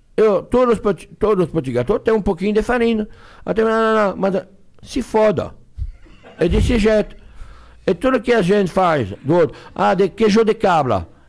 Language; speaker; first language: Portuguese; non-native, fluent; French